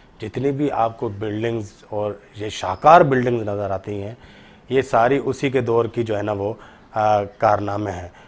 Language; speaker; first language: Urdu; non-native, local second language; Baluchi